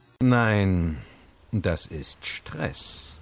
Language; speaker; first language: German; non-native, learner; Chinese